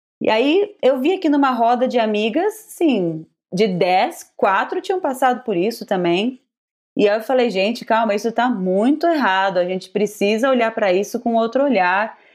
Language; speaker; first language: Portuguese; native; Portuguese